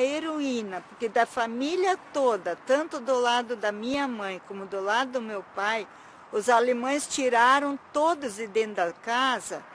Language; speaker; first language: Portuguese; early bilingual, other home language; Ukrainian